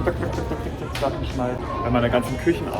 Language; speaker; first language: German; native; German